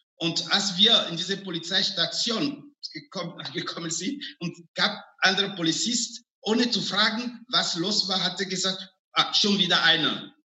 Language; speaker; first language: German; non-native, fluent; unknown